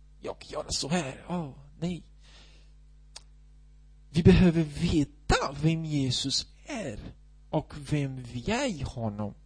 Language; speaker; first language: Swedish; non-native, fluent; Portuguese